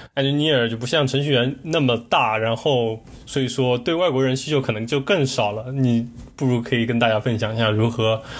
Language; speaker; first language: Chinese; native; Chinese